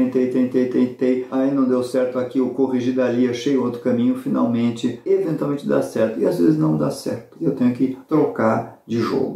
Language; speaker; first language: Portuguese; native; Portuguese